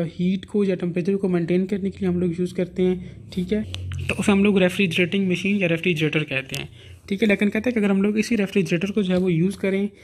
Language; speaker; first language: Urdu; non-native, local second language; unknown